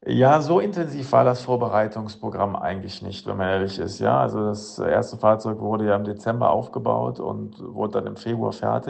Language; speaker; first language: German; native; German